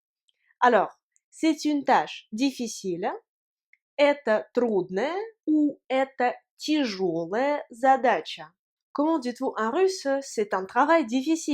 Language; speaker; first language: French; non-native, fluent; Russian